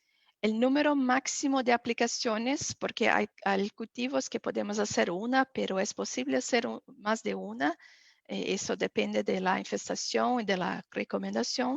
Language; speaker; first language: Spanish; non-native, fluent; Portuguese